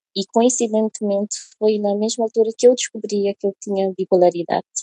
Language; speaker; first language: Portuguese; non-native, local second language; Kabuverdianu